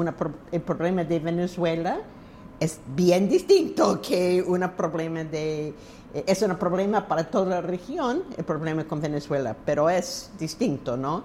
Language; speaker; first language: Spanish; non-native, fluent; English